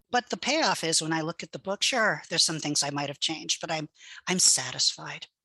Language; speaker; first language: English; early bilingual, other home language; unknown